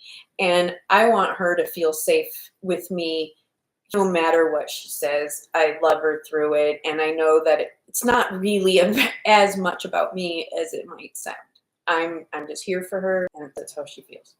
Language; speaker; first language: English; native; English